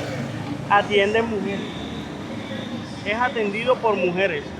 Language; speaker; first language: Spanish; native; Spanish